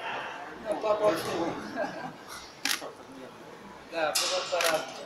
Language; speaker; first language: Russian; non-native, learner; Portuguese